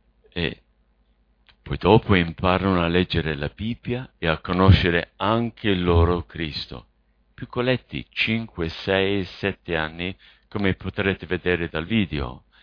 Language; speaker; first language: Italian; non-native, fluent; English